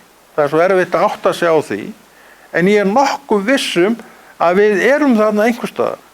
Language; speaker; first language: Icelandic; native; Icelandic